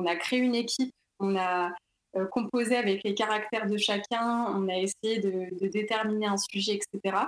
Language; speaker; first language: French; native; French